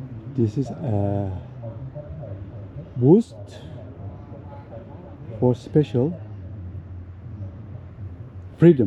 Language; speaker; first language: English; non-native, learner; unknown